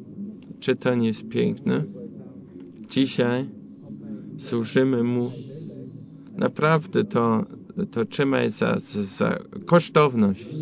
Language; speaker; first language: Polish; non-native, fluent; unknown